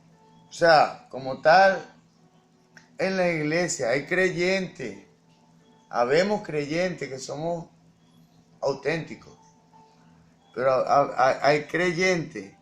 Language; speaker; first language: Spanish; native; Spanish